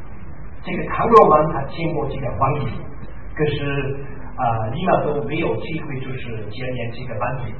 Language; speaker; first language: Chinese; non-native, fluent; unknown